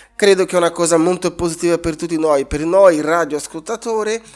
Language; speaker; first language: Italian; non-native, fluent; Portuguese